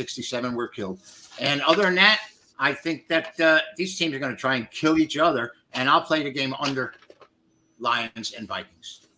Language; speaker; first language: English; native; English